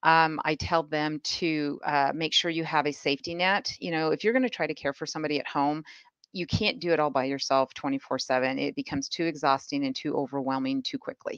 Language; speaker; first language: English; native; English